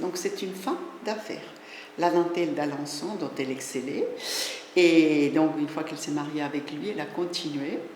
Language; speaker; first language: French; non-native, fluent; Spanish